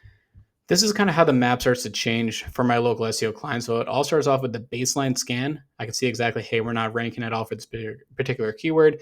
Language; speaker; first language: English; native; English